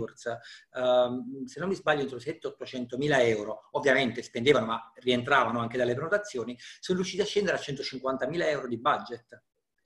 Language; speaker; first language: Italian; native; Italian